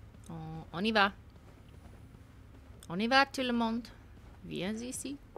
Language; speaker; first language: French; non-native, learner; English